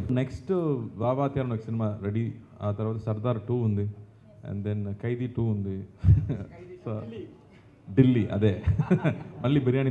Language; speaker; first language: Telugu; non-native, fluent; Tamil